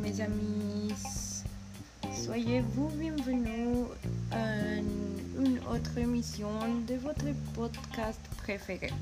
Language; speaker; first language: French; non-native, learner; Spanish